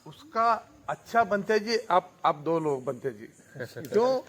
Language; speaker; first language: Hindi; non-native, local second language; Kannada